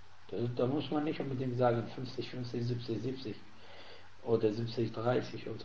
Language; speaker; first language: German; non-native, fluent; Arabic